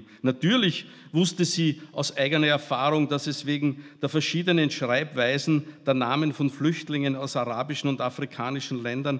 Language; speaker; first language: German; native; German